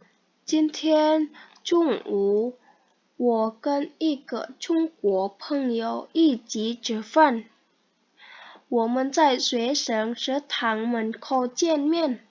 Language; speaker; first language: Chinese; non-native, learner; Indonesian